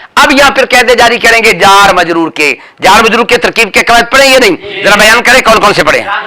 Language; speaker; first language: Urdu; non-native, local second language; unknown